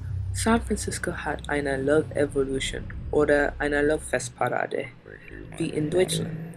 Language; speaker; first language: German; non-native, learner; English